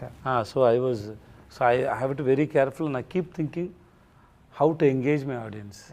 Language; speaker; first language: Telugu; non-native, learner; Tamil